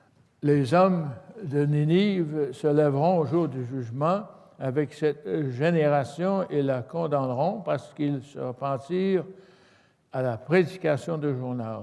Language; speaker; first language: French; native; French